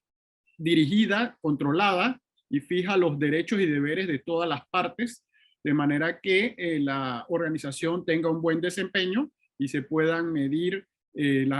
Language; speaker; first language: Spanish; native; Spanish